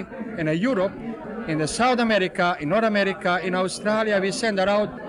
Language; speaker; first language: English; non-native, learner; Serbian